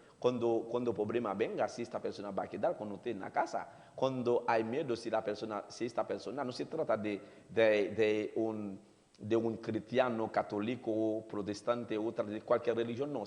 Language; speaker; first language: Spanish; non-native, learner; Haitian Creole